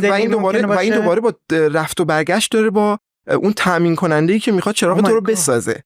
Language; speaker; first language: Persian; native; Persian